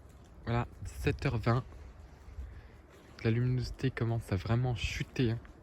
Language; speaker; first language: French; native; French